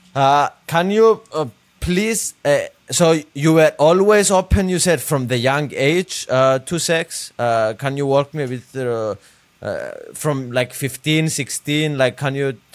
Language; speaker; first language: English; non-native, fluent; Greek